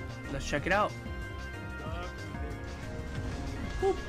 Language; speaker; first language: English; native; English